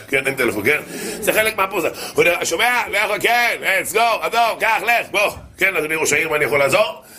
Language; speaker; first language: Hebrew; native; Hebrew